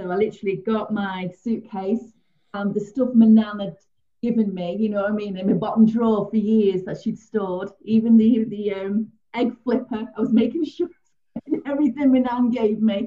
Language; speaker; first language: English; native; English